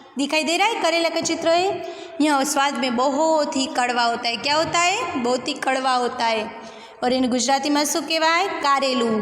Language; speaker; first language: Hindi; non-native, local second language; Gujarati